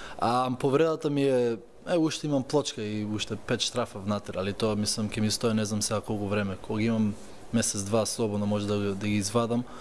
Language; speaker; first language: Macedonian; early bilingual, heritage; Macedonian